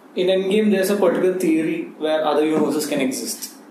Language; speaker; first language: English; non-native, local second language; Malayalam